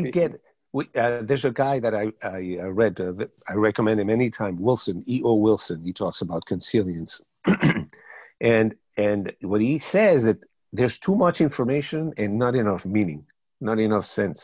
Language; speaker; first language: English; non-native, fluent; Spanish